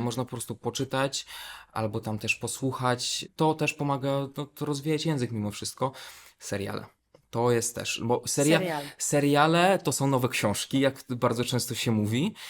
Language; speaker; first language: Polish; non-native, fluent; Belarusian